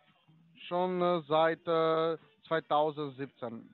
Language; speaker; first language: German; non-native, learner; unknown